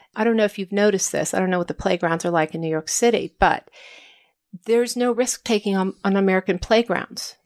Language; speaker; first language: English; native; English